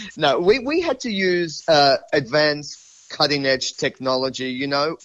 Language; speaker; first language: English; native; English